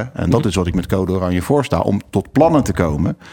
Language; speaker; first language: Dutch; native; Dutch